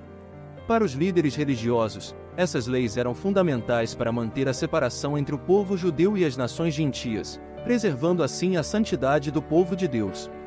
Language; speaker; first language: Portuguese; native; Portuguese